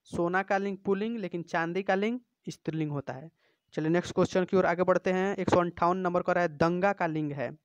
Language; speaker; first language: Hindi; native; Hindi